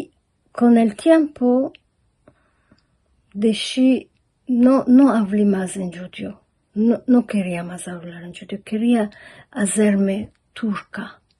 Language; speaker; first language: Spanish; early bilingual, heritage; Ladino